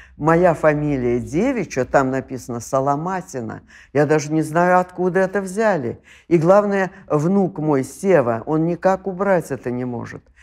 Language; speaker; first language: Russian; native; Russian